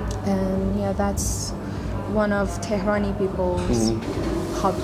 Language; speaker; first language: English; non-native, fluent; Persian